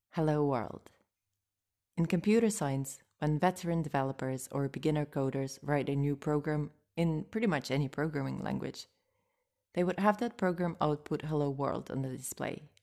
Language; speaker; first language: English; non-native, fluent; Russian